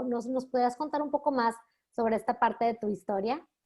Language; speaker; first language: Spanish; native; Spanish